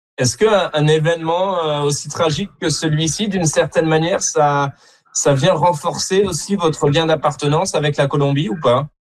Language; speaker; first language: French; native; French